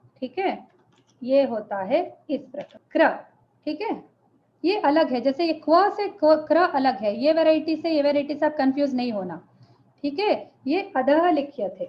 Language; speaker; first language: Hindi; non-native, local second language; Telugu